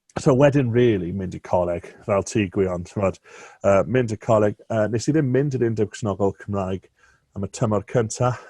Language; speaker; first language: Welsh; non-native, local second language; English